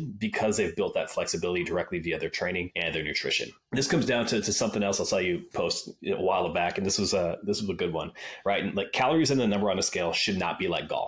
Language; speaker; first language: English; native; English